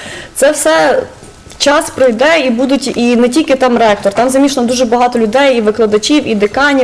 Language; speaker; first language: Ukrainian; native; Ukrainian